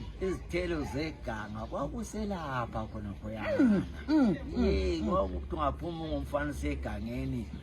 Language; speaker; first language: Zulu; native; Zulu